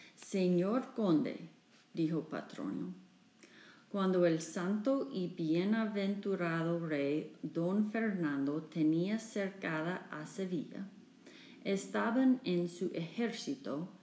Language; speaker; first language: Spanish; non-native, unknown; English